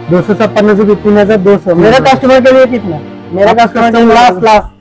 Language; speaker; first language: Hindi; non-native, learner; Bangla